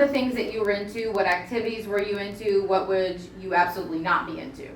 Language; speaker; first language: English; native; English